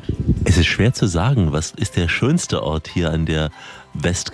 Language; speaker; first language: German; native; German